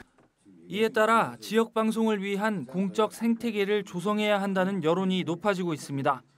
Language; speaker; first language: Korean; native; Korean